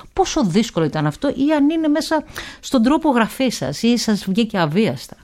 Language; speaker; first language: Greek; native; Greek